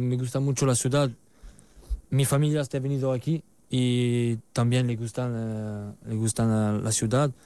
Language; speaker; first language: Spanish; non-native, learner; French